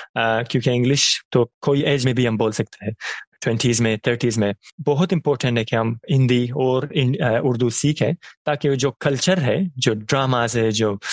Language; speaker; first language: Urdu; non-native, fluent; Persian